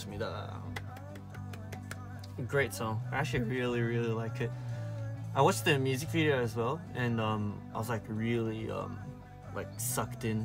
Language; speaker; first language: English; early bilingual, other home language; Korean